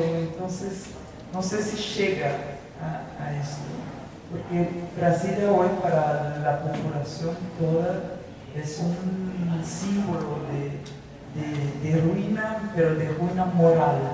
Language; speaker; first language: Spanish; non-native, fluent; Portuguese